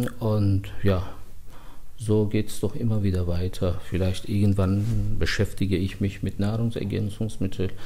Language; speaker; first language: German; non-native, fluent; Persian